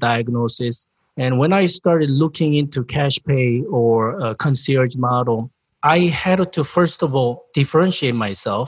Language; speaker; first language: English; non-native, fluent; Korean